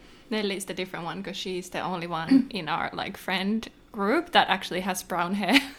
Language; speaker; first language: English; non-native, fluent; Finnish